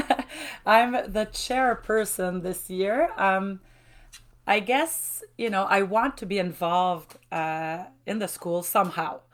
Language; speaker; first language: English; non-native, fluent; French